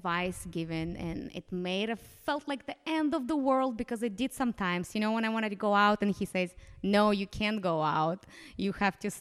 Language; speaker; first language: English; non-native, fluent; Romanian